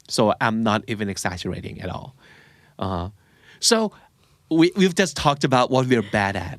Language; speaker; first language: English; non-native, fluent; Thai